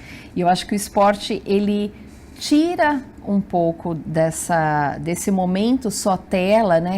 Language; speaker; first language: Portuguese; native; Portuguese